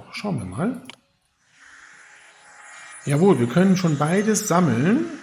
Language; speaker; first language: German; native; German